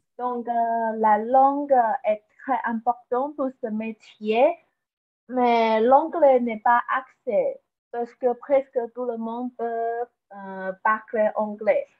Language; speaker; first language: French; non-native, learner; Chinese